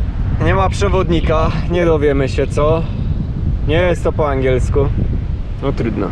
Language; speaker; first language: Polish; native; Polish